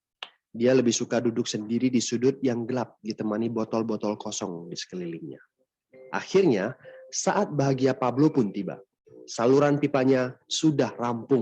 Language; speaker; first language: Indonesian; native; Indonesian